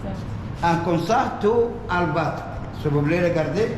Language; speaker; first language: French; non-native, learner; Arabic